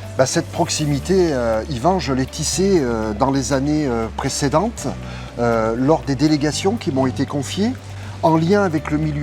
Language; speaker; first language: French; native; French